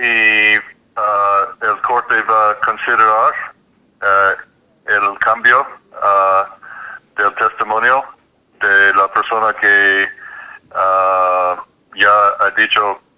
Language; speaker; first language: Spanish; non-native, fluent; English